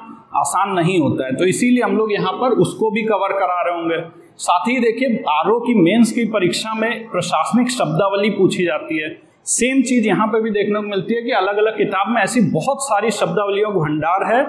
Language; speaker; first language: Hindi; native; Hindi